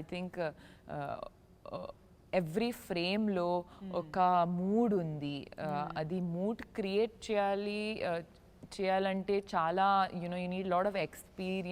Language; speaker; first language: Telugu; non-native, learner; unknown